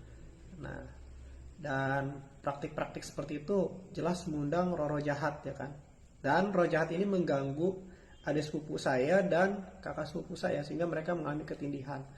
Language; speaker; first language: Indonesian; native; Indonesian